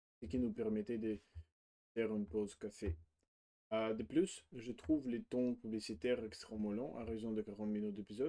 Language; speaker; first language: French; non-native, learner; Russian